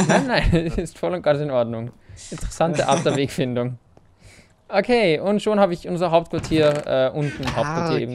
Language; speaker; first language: German; native; German